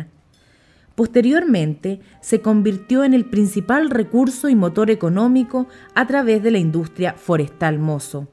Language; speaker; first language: Spanish; native; Spanish